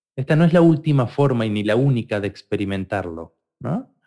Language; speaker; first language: Spanish; native; Spanish